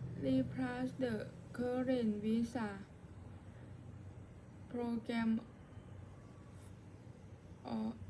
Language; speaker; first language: English; non-native, learner; Thai